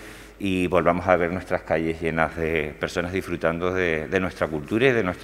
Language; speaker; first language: Spanish; native; Spanish